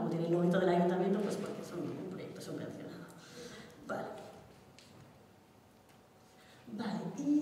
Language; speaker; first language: Spanish; native; Spanish